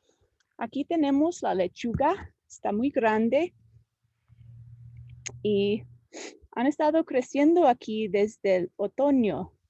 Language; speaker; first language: Spanish; non-native, fluent; English